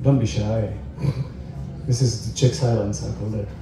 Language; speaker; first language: English; non-native, fluent; Czech